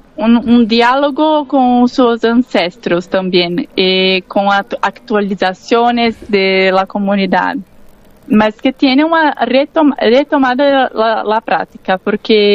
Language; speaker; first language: Spanish; non-native, learner; Portuguese